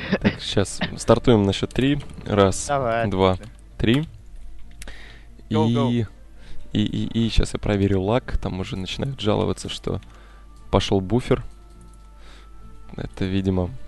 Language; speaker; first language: Russian; native; Russian